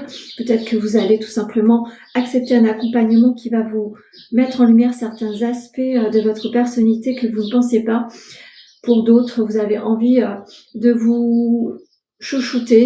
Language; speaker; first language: French; native; French